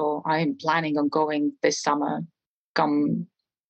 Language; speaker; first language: English; non-native, fluent; Estonian